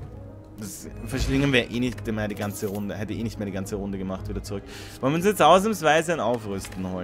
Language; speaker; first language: German; native; German